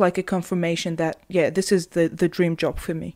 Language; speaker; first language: English; non-native, fluent; Arabic